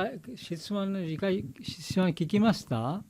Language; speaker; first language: Japanese; non-native, learner; Bangla